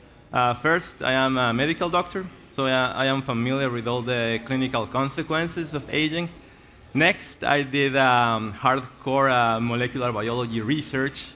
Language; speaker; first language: English; non-native, fluent; Spanish